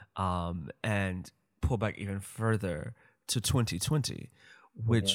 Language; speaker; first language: English; native; English